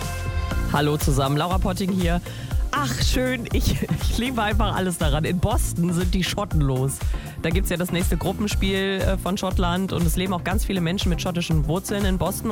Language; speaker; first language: German; native; German